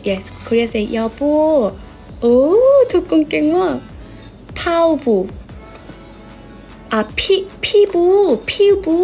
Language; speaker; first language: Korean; non-native, learner; Thai